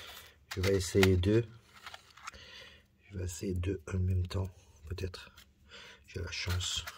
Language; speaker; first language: French; non-native, fluent; Portuguese